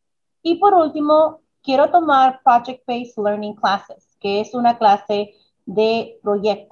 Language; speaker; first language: Spanish; early bilingual, other home language; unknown